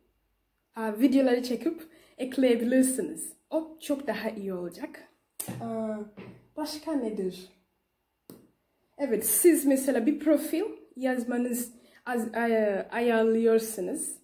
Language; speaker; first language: Turkish; non-native, learner; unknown